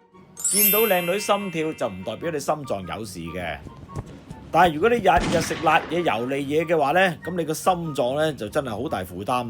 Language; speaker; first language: Cantonese; native; Cantonese